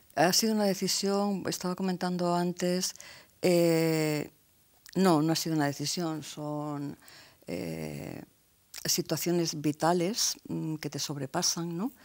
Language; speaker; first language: Spanish; native; Spanish